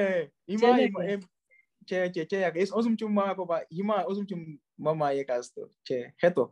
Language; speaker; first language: Armenian; non-native, learner; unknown